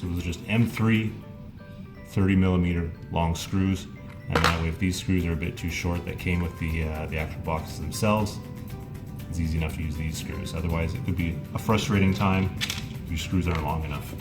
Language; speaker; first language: English; native; English